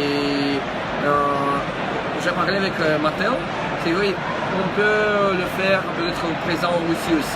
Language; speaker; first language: French; non-native, learner; Russian